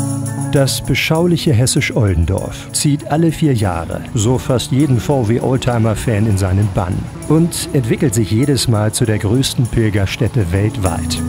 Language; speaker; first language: German; native; German